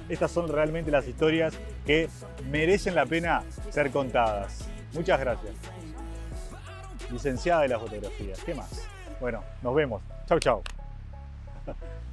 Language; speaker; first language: Spanish; native; Spanish